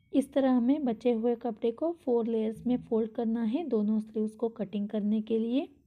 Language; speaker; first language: Hindi; non-native, local second language; Kannada